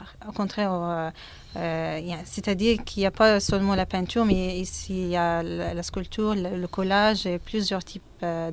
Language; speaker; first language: French; non-native, fluent; Arabic